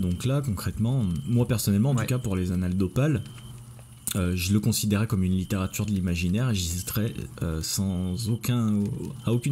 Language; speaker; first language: French; native; French